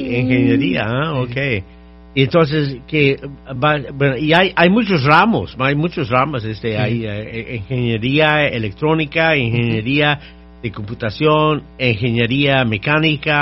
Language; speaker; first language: Spanish; non-native, fluent; English